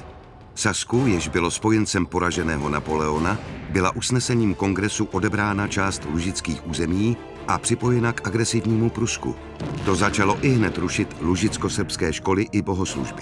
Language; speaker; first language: Czech; native; Czech